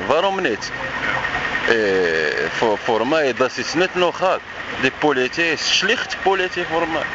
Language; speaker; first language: Dutch; non-native, learner; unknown